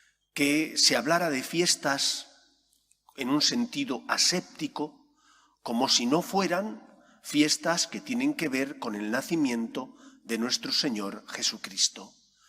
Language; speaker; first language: Spanish; native; Spanish